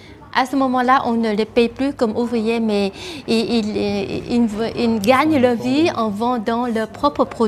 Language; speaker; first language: French; non-native, fluent; Vietnamese